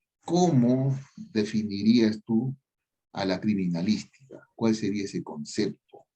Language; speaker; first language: Spanish; native; Spanish